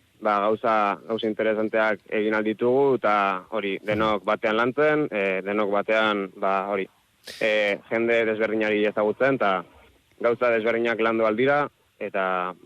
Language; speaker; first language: Basque; non-native, local second language; Spanish